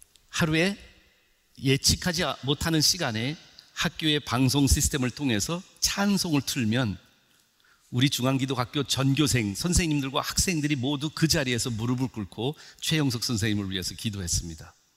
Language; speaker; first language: Korean; native; Korean